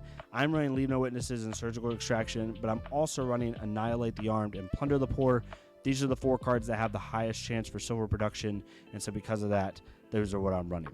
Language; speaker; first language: English; native; English